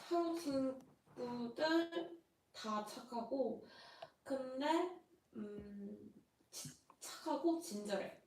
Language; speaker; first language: Korean; non-native, fluent; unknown